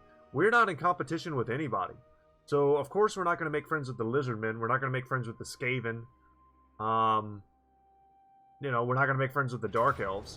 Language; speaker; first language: English; native; English